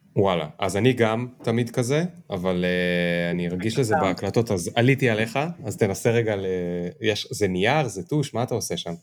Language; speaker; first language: Hebrew; native; Hebrew